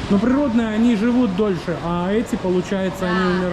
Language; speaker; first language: Russian; native; Russian